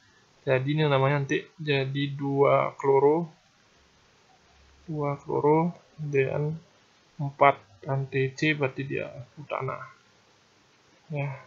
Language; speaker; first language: Indonesian; native; Indonesian